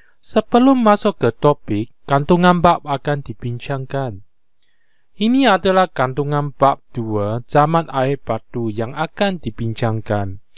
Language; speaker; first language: Malay; non-native, local second language; Chinese